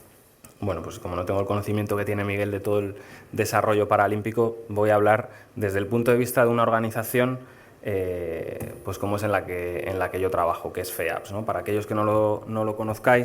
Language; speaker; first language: Spanish; native; Spanish